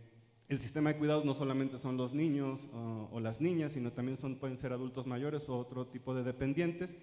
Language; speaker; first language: Spanish; native; Spanish